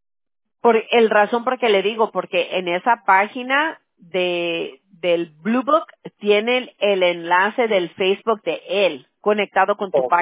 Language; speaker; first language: Spanish; early bilingual, heritage; Spanish